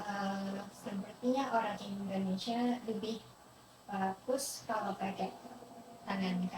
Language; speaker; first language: Indonesian; non-native, fluent; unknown